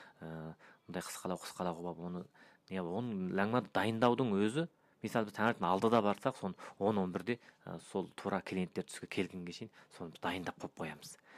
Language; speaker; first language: Kazakh; early bilingual, heritage; Kazakh